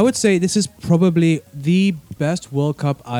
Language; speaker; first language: English; native; English